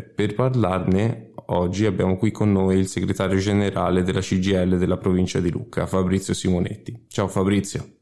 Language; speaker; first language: Italian; native; Italian